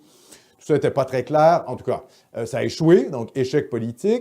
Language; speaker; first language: French; native; French